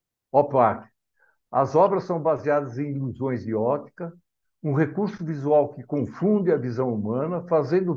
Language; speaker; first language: Portuguese; native; Portuguese